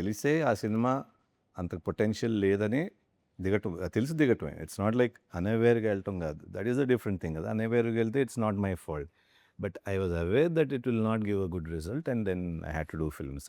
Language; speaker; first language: Telugu; native; Telugu